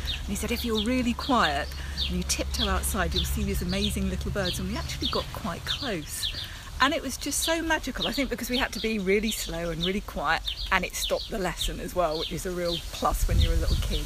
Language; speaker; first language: English; native; English